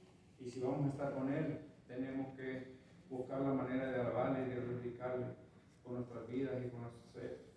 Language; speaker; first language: Spanish; native; Spanish